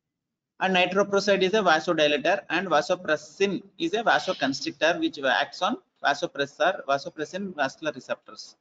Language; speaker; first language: English; non-native, local second language; Telugu